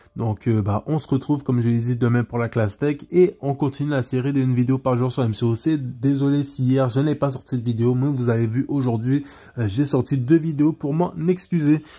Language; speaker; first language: French; native; French